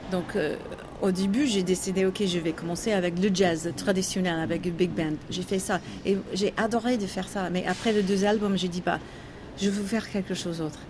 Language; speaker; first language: French; non-native, learner; English